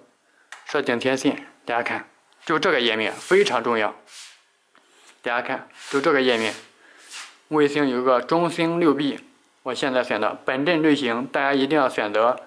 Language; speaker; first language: Chinese; native; Chinese